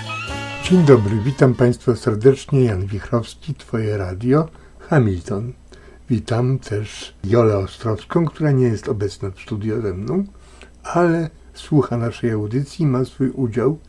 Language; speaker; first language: Polish; native; Polish